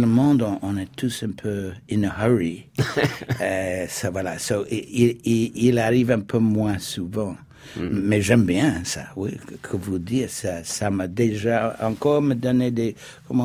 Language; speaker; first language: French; non-native, fluent; English